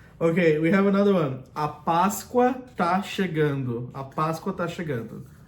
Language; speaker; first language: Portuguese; native; Portuguese